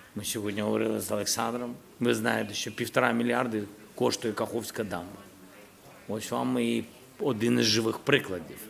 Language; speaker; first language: Ukrainian; non-native, local second language; Russian